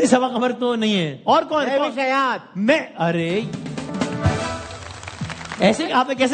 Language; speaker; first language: Urdu; native; Urdu